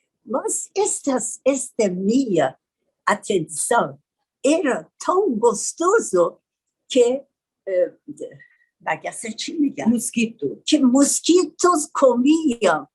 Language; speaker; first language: Portuguese; non-native, learner; Persian